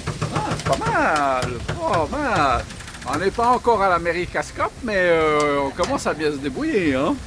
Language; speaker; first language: French; native; French